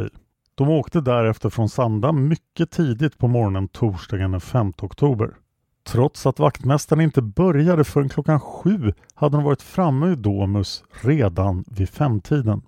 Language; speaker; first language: Swedish; native; Swedish